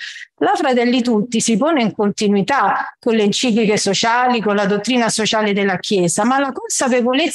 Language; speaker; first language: Italian; native; Italian